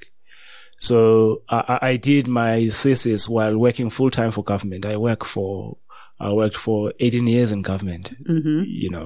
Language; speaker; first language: English; non-native, local second language; Xhosa